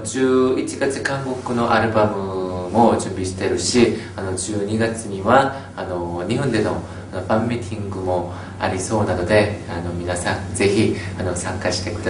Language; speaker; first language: Japanese; non-native, fluent; Korean